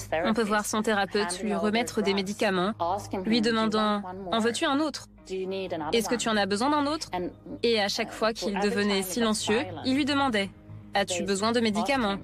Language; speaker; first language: French; native; French